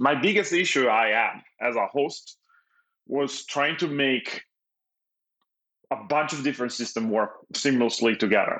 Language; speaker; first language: English; non-native, fluent; Italian